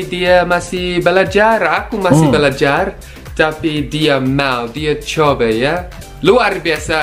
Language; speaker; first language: Indonesian; non-native, learner; English